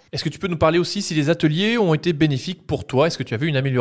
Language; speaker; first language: French; native; French